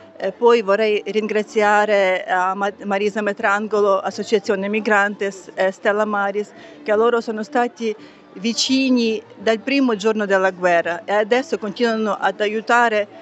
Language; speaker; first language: Italian; non-native, fluent; Ukrainian